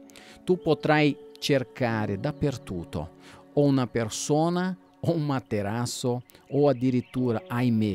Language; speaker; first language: Italian; non-native, fluent; Portuguese